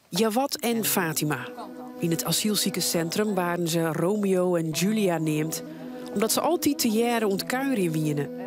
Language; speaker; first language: Dutch; non-native, local second language; Western Frisian